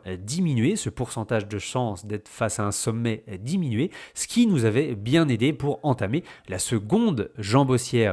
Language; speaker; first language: French; native; French